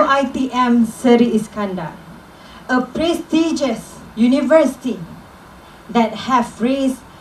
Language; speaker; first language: English; non-native, local second language; Malay